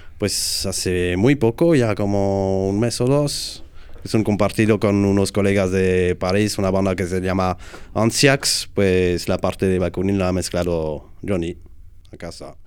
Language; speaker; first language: Spanish; non-native, fluent; French